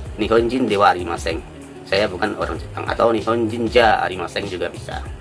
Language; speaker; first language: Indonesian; native; Indonesian